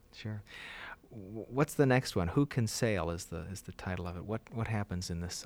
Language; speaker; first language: English; native; English